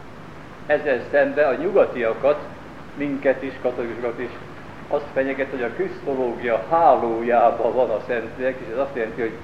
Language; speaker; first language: Hungarian; native; Hungarian